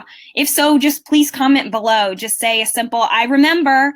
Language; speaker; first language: English; native; English